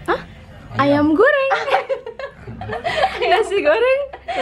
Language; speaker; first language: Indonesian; non-native, learner; English